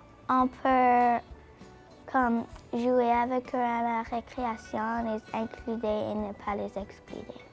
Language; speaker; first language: French; non-native, local second language; English